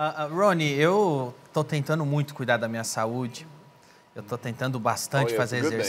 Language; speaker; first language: Portuguese; native; Portuguese